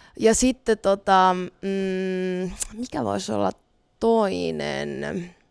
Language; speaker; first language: Finnish; native; Finnish